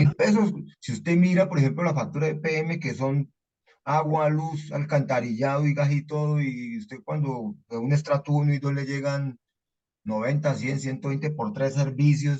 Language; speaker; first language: Spanish; native; Spanish